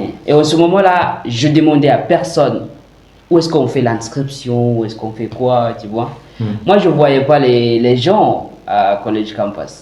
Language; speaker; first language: French; non-native, fluent; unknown